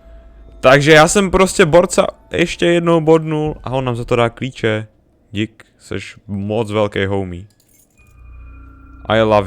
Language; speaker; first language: Czech; native; Czech